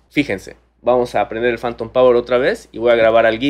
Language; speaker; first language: Spanish; native; Spanish